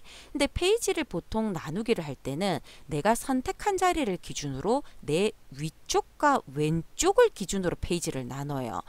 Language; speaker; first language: Korean; native; Korean